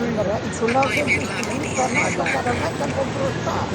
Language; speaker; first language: Greek; non-native, learner; Armenian